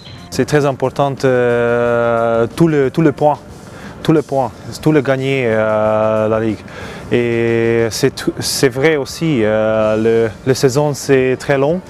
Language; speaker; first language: French; non-native, learner; Hungarian